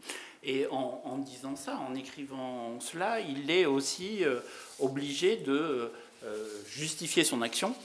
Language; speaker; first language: French; native; French